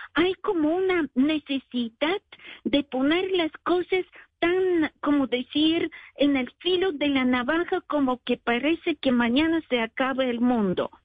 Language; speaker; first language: Spanish; non-native, fluent; Bulgarian